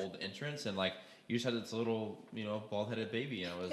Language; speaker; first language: English; native; English